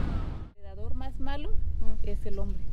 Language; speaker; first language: Spanish; native; Spanish